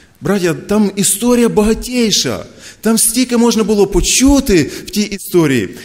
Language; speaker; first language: Ukrainian; non-native, local second language; Russian